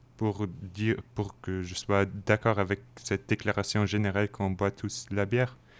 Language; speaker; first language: French; non-native, fluent; German